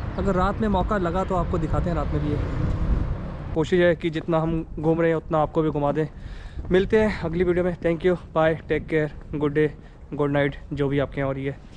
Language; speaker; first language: Hindi; native; Hindi